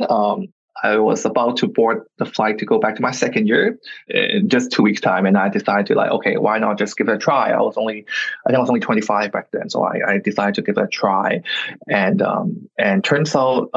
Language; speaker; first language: English; non-native, local second language; Cantonese